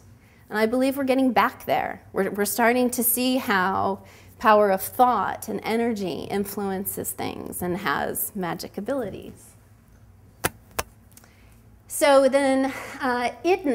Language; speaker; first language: English; native; English